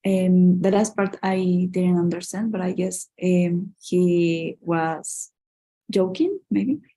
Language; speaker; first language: English; non-native, learner; Spanish